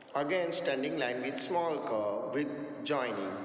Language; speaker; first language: English; non-native, local second language; Gujarati